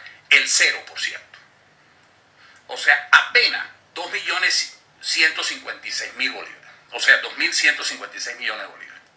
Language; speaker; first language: Spanish; native; Spanish